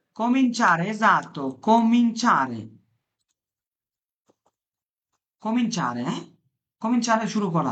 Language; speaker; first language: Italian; non-native, fluent; Bangla